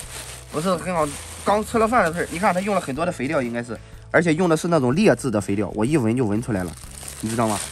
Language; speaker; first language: Chinese; native; Chinese